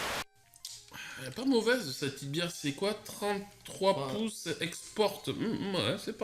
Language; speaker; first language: French; native; French